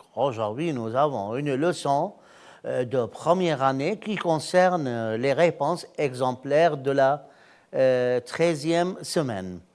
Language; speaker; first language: French; non-native, fluent; Arabic